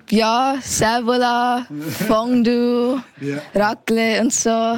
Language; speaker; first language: German; early bilingual, heritage; German